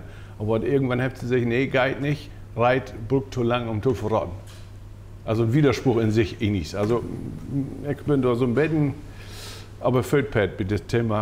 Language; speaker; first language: German; native; German